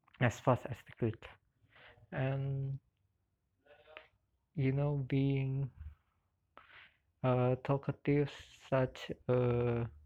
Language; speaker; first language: English; non-native, learner; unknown